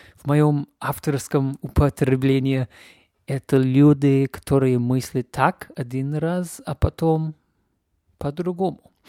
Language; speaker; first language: Russian; non-native, fluent; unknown